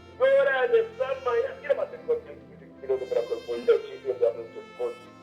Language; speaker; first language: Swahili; non-native, local second language; Gusii